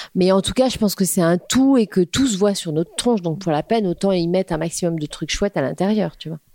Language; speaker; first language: French; native; French